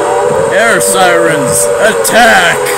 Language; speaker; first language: English; native; English